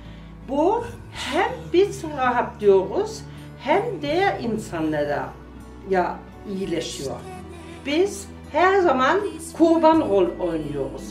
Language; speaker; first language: Turkish; non-native, learner; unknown